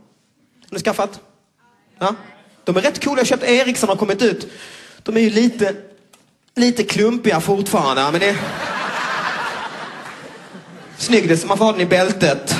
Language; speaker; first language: Swedish; native; Swedish